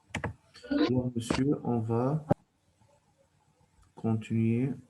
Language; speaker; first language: French; non-native, local second language; Arabic